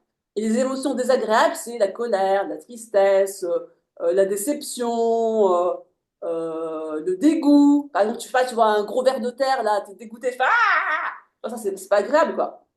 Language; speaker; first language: French; native; French